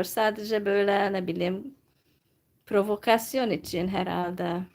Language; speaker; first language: Turkish; non-native, fluent; Hungarian